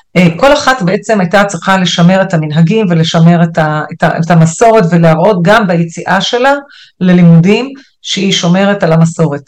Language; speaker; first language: Hebrew; non-native, local second language; Arabic